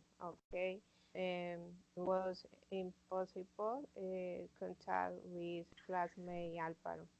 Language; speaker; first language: English; non-native, learner; Spanish